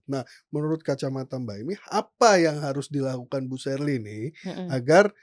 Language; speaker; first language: Indonesian; native; Indonesian